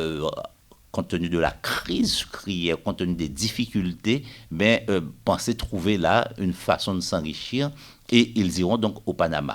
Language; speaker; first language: French; native; French